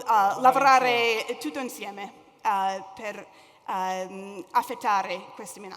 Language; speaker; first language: Italian; non-native, learner; English